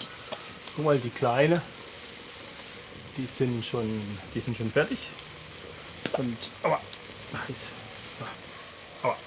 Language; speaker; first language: German; native; German